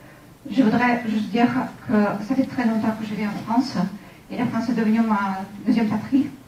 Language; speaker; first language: French; non-native, fluent; Ukrainian